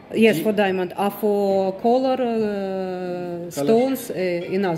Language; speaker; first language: English; non-native, learner; Russian